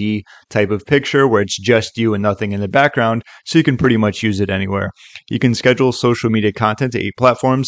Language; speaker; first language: English; native; English